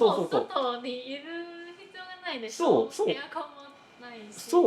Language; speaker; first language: Japanese; non-native, fluent; Chinese